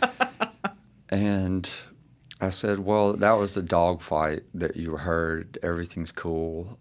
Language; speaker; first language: English; native; English